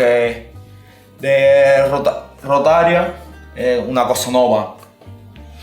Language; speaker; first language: Italian; non-native, learner; Spanish